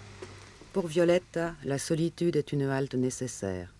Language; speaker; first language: French; native; French